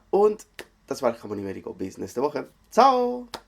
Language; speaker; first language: German; non-native, fluent; Spanish